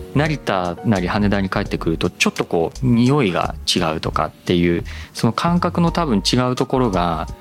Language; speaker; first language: Japanese; native; Japanese